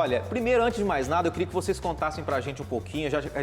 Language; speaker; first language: Portuguese; native; Portuguese